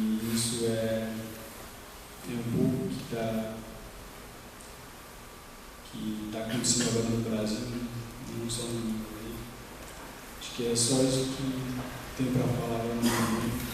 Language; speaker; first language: Portuguese; non-native, local second language; Guarani